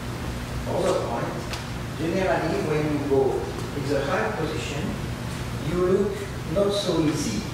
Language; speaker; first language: English; non-native, learner; French